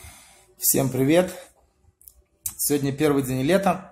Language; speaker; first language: Russian; native; Russian